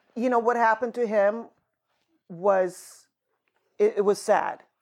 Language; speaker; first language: English; early bilingual, other home language; Russian